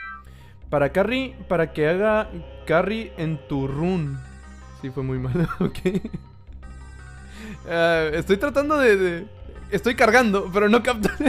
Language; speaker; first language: Spanish; native; Spanish